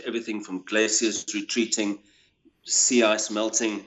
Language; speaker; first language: English; native; English